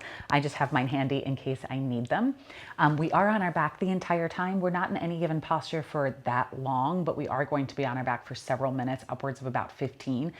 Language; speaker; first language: English; native; English